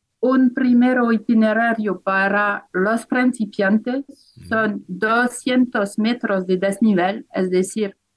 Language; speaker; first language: Spanish; non-native, fluent; French